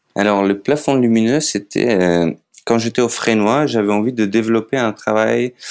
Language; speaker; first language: French; non-native, fluent; Macedonian